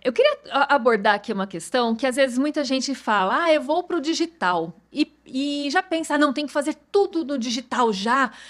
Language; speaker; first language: Portuguese; native; Portuguese